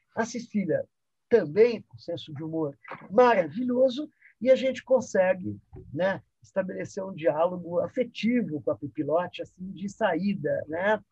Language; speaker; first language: Portuguese; early bilingual, other home language; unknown